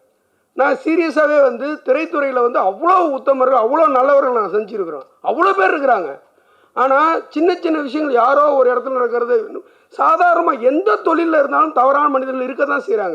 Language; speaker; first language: Tamil; native; Tamil